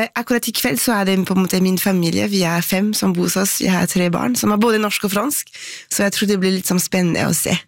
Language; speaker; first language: Norwegian; non-native, fluent; French